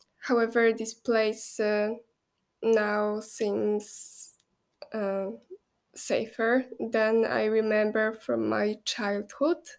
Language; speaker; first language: English; non-native, fluent; Polish